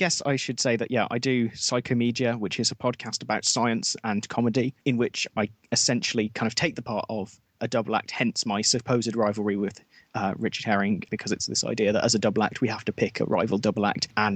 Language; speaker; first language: English; native; English